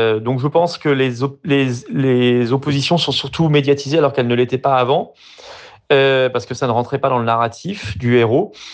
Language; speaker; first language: French; native; French